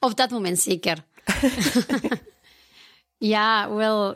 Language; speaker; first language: Dutch; non-native, fluent; Spanish